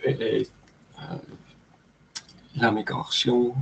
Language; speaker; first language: French; non-native, learner; English